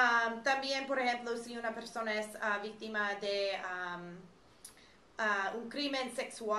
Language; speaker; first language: Spanish; non-native, fluent; English